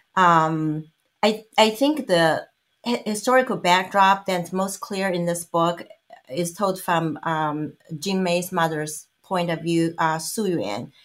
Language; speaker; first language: English; non-native, fluent; Chinese